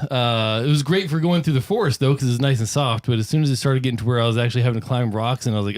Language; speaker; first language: English; native; English